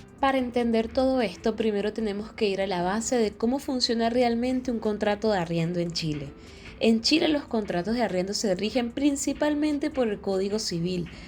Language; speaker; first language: Spanish; native; Spanish